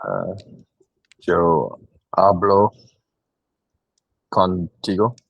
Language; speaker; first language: Spanish; non-native, learner; English